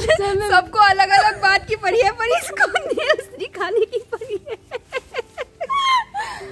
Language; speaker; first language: Hindi; non-native, local second language; Assamese